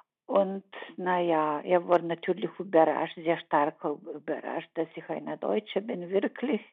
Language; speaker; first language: German; early bilingual, heritage; German